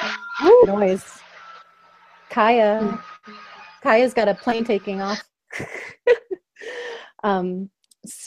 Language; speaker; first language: English; native; English